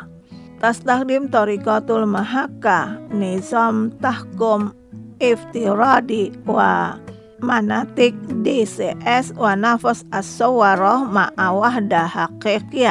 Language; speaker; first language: Arabic; non-native, learner; Indonesian